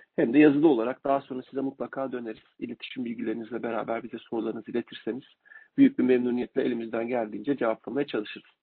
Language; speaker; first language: Turkish; native; Turkish